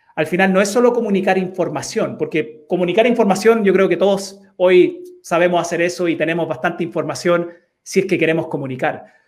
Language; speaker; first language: Spanish; early bilingual, heritage; Spanish